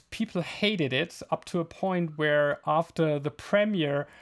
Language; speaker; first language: English; non-native, fluent; German